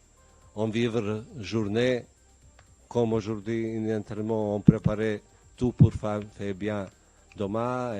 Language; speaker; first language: French; non-native, learner; Bosnian